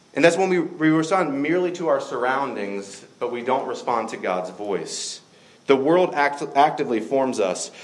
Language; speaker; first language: English; native; English